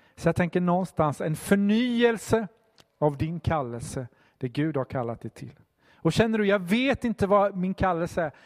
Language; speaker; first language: Swedish; native; Swedish